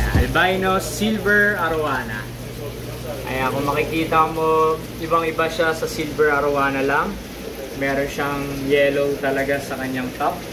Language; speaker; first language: Filipino; native; Filipino